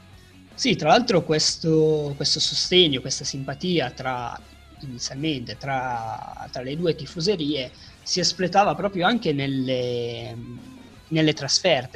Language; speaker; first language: Italian; native; Italian